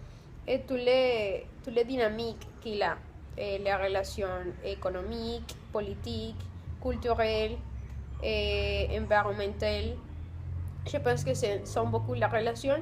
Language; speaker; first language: French; non-native, learner; Spanish